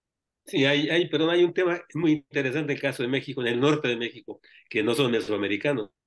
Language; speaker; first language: Spanish; native; Spanish